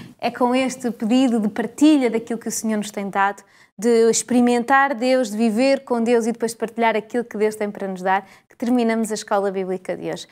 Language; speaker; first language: Portuguese; native; Portuguese